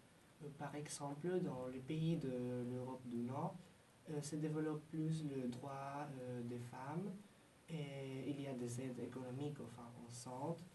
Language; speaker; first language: French; non-native, learner; Spanish